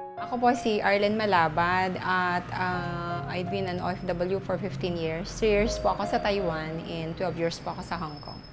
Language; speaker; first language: Filipino; native; Filipino